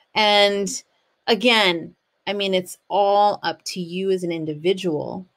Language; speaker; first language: English; native; English